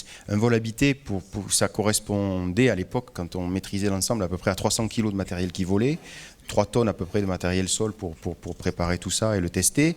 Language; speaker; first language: French; native; French